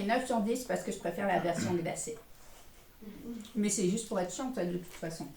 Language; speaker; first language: French; native; French